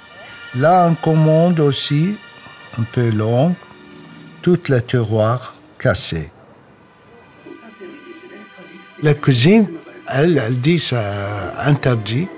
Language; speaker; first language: French; non-native, learner; Arabic